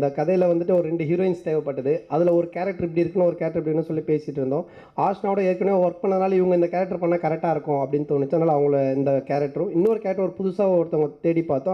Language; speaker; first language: Tamil; native; Tamil